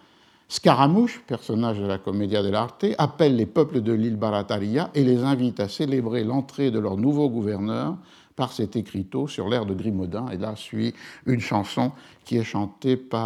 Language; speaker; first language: French; native; French